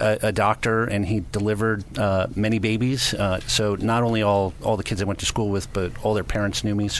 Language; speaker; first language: English; native; English